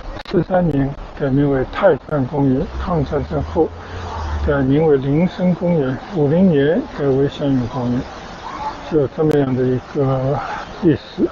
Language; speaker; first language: Chinese; native; Chinese